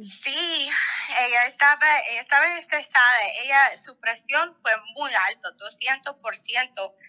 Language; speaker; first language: Spanish; non-native, fluent; Russian